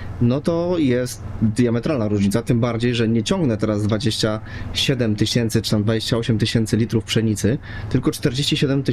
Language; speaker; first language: Polish; native; Polish